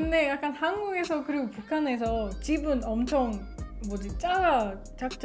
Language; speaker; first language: Korean; non-native, fluent; English